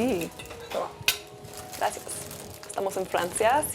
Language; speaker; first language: Spanish; non-native, learner; English